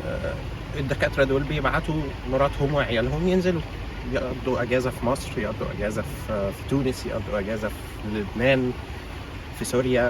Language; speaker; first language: Arabic; native; Arabic